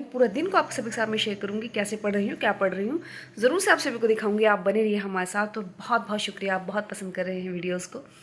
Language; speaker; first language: Hindi; native; Hindi